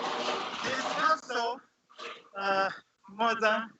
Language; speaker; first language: English; non-native, learner; Japanese